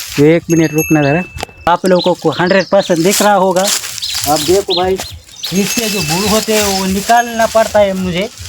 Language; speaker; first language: Hindi; non-native, local second language; Marathi